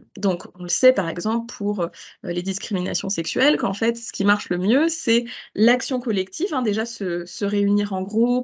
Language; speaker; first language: French; native; French